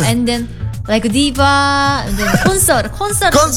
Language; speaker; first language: English; non-native, learner; Korean